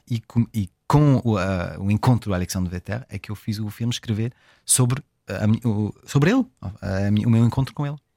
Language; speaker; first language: Portuguese; early bilingual, heritage; French